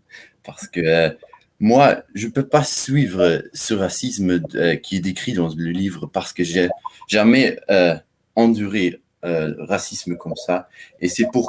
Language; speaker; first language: French; non-native, learner; German